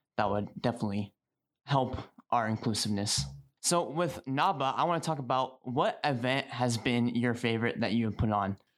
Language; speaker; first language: English; native; English